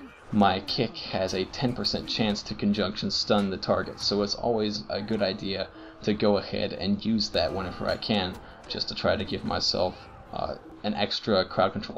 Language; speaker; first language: English; native; English